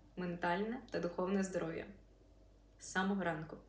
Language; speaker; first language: Ukrainian; non-native, local second language; Russian